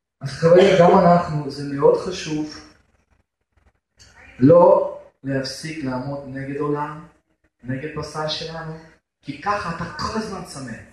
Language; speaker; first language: Hebrew; non-native, fluent; Russian